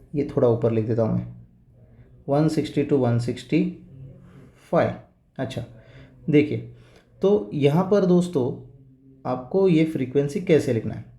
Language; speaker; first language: Hindi; non-native, local second language; Marathi